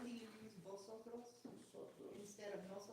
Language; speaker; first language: Spanish; non-native, learner; English